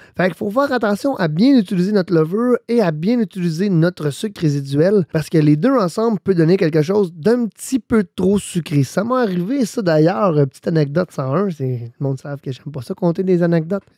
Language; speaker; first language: French; native; French